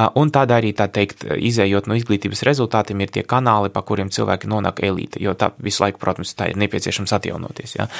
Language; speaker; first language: Latvian; non-native, local second language; Russian